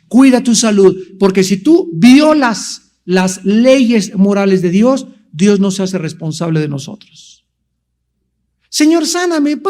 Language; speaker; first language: Spanish; native; Spanish